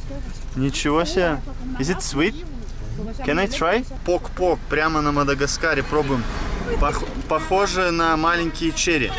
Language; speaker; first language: Russian; native; Russian